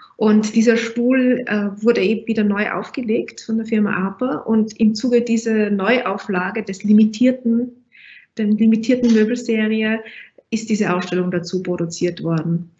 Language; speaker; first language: German; native; German